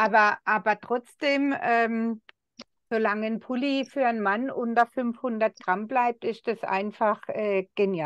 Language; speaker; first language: German; native; German